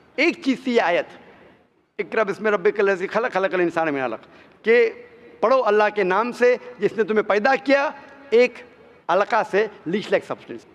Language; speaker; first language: Hindi; non-native, local second language; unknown